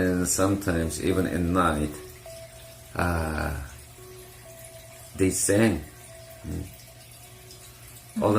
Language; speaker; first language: English; non-native, fluent; Korean